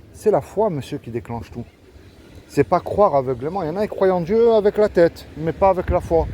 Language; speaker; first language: French; native; French